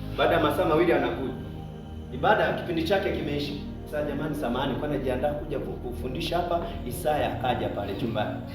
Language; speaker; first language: Swahili; native; Swahili